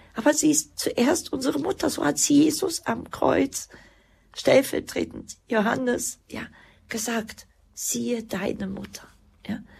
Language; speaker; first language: German; early bilingual, other home language; Croatian